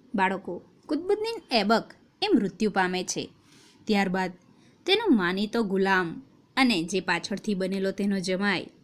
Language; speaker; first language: Gujarati; native; Gujarati